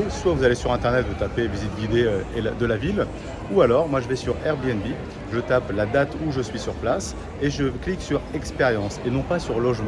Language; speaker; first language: French; early bilingual, other home language; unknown